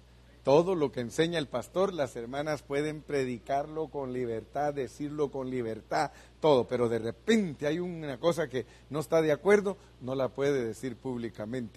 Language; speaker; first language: Spanish; native; Spanish